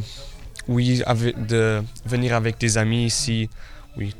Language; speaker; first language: French; non-native, local second language; Luxembourgish